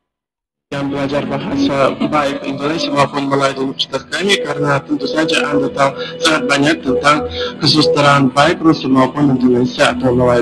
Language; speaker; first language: Indonesian; non-native, fluent; Russian